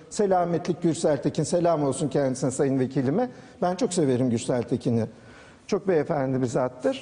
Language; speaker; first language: Turkish; native; Turkish